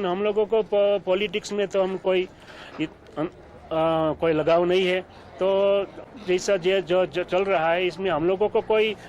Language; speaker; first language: Hindi; early bilingual, heritage; Hindi